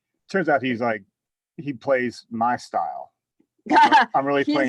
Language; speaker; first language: English; native; English